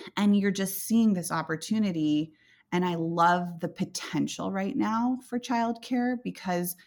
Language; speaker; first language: English; native; English